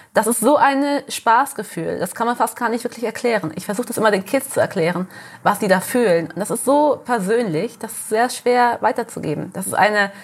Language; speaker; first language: German; early bilingual, heritage; Portuguese